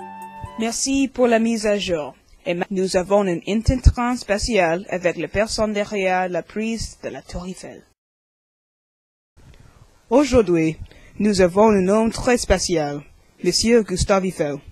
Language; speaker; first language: French; non-native, learner; English